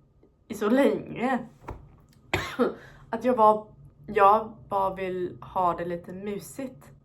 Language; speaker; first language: Swedish; non-native, fluent; English